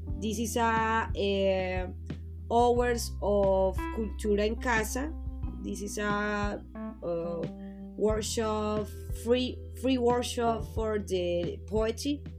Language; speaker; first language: English; non-native, learner; Spanish